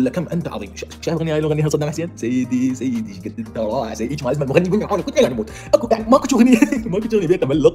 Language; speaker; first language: Arabic; native; Arabic